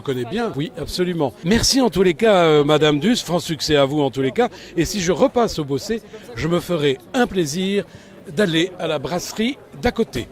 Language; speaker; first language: French; native; French